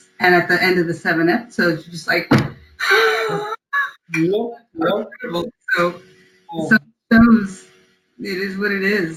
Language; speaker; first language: English; early bilingual, other home language; Spanish